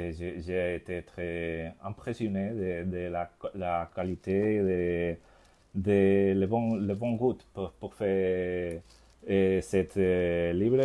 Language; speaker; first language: French; non-native, learner; Spanish